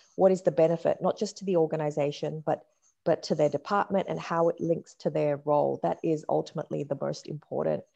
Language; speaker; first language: English; native; English